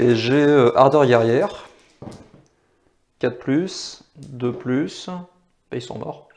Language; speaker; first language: French; native; French